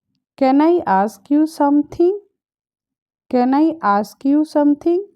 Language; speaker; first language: English; non-native, fluent; Hindi